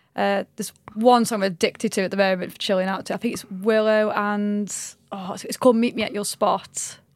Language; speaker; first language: English; native; English